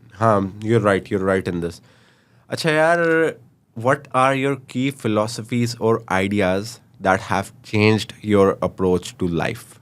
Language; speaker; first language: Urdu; native; Urdu